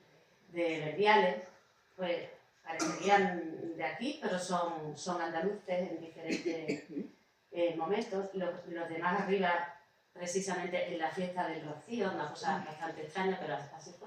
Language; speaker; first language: Spanish; native; Spanish